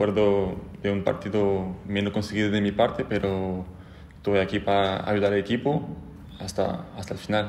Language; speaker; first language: Spanish; non-native, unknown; French